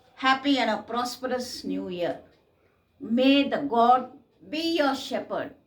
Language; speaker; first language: English; non-native, local second language; Kannada